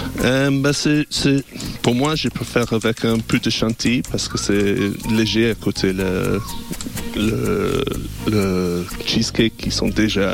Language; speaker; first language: French; non-native, learner; English